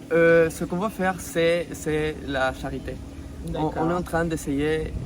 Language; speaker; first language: French; non-native, fluent; Spanish